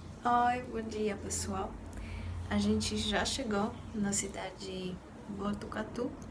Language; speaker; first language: Portuguese; non-native, fluent; Polish